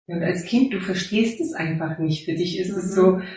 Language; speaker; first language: German; early bilingual, heritage; German